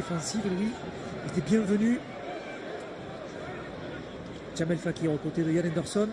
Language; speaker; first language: French; native; French